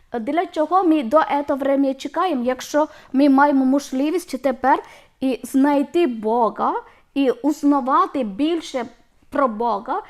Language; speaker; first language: Ukrainian; non-native, learner; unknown